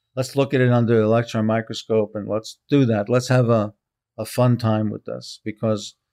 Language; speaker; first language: English; early bilingual, heritage; Hebrew